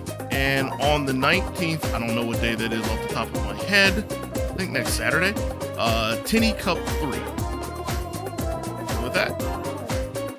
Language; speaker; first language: English; native; English